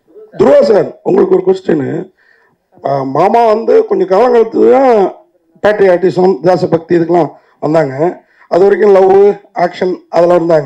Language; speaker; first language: Tamil; native; Tamil